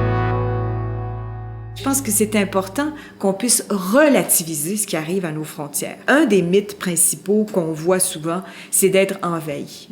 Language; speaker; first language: French; native; French